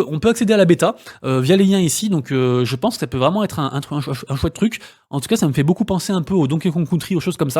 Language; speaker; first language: French; native; French